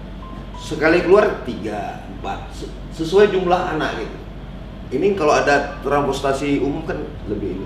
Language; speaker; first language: Indonesian; native; Indonesian